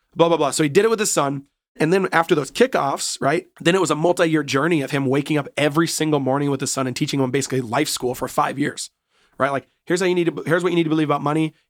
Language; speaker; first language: English; native; English